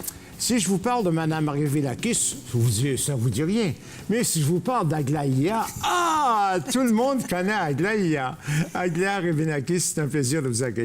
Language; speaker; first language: French; native; French